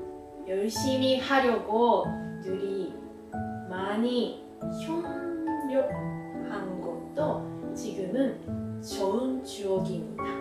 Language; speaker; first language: Korean; non-native, learner; Japanese